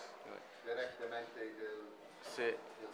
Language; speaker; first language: Spanish; non-native, fluent; English